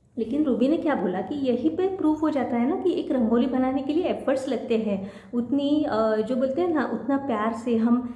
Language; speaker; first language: Hindi; non-native, local second language; Marathi